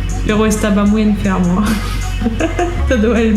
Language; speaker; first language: Spanish; non-native, fluent; French